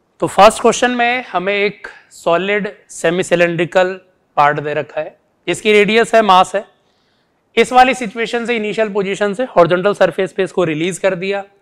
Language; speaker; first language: Hindi; native; Hindi